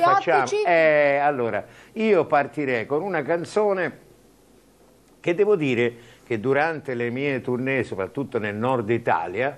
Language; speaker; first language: Italian; native; Italian